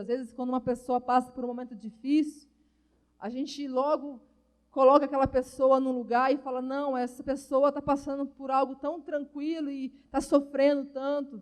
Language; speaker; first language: Portuguese; native; Portuguese